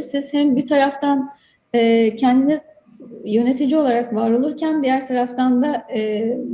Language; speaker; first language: Turkish; native; Turkish